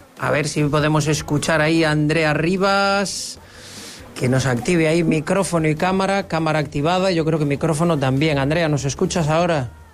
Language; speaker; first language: Spanish; native; Spanish